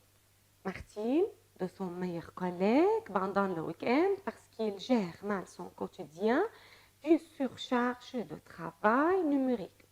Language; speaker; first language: French; non-native, fluent; Arabic